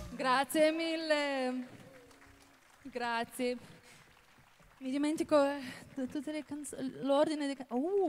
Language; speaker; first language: Italian; non-native, fluent; Russian